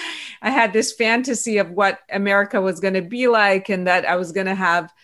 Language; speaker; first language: English; early bilingual, other home language; Persian